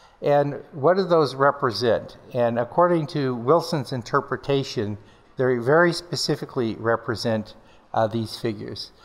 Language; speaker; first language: English; native; English